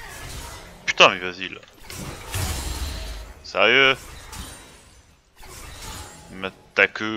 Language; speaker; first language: French; native; French